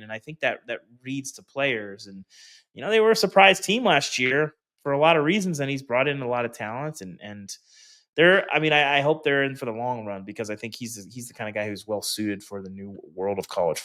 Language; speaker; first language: English; native; English